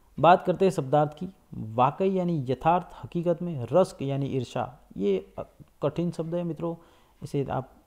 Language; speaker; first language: Hindi; non-native, local second language; Gujarati